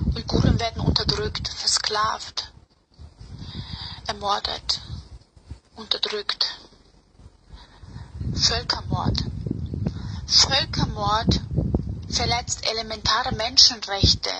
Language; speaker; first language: German; early bilingual, other home language; Bosnian